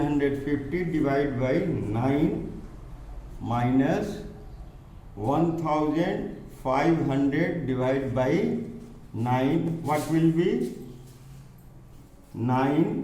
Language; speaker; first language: English; non-native, local second language; Hindi